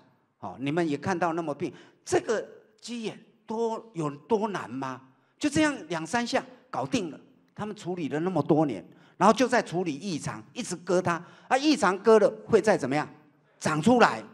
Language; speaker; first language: Chinese; native; Chinese